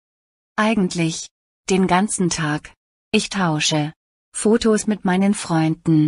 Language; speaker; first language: German; non-native, learner; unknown